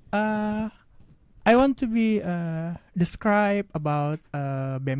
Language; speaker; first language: English; non-native, learner; Indonesian